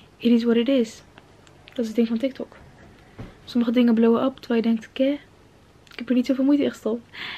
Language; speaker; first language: Dutch; early bilingual, other home language; Arabic